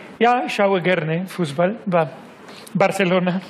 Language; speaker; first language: German; non-native, learner; Spanish